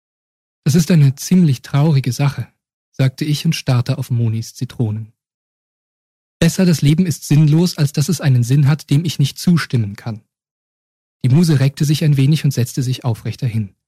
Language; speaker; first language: German; native; German